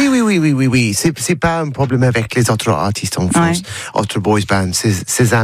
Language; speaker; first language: French; non-native, learner; English